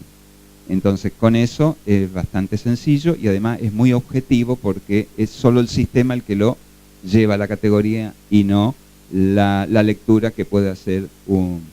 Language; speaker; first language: Spanish; native; Spanish